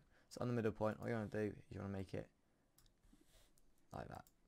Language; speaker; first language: English; native; English